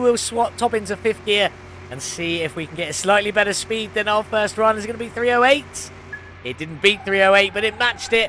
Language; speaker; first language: English; native; English